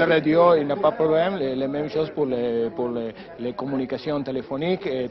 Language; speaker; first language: French; non-native, learner; Spanish